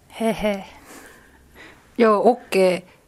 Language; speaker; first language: Finnish; non-native, learner; Korean